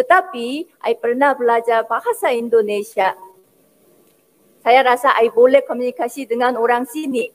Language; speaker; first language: Indonesian; non-native, fluent; Korean